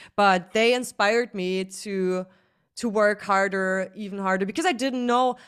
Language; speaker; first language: English; non-native, fluent; German